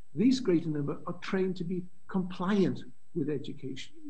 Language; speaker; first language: English; native; English